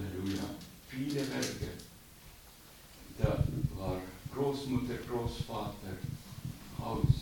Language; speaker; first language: German; non-native, fluent; Estonian